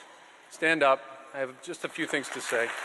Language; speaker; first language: English; native; English